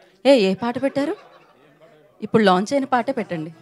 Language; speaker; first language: Telugu; native; Telugu